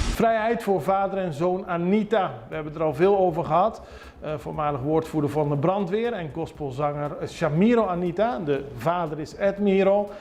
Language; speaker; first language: Dutch; non-native, local second language; Papiamento